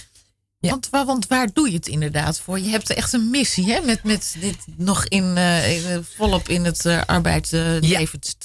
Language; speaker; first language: Dutch; native; Dutch